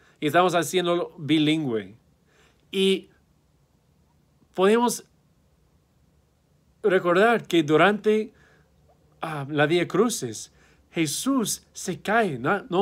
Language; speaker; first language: Spanish; non-native, fluent; English